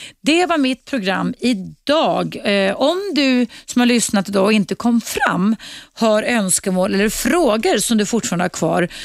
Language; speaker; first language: Swedish; native; Swedish